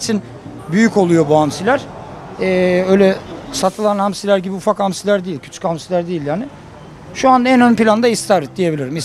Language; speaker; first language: Turkish; native; Turkish